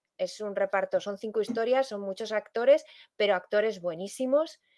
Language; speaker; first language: Spanish; native; Spanish